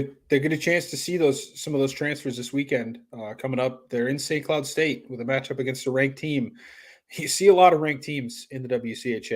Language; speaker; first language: English; native; English